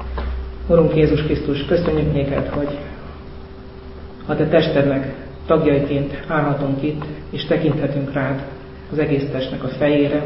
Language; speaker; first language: Hungarian; native; Hungarian